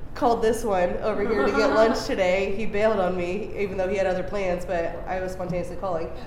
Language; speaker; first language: English; native; English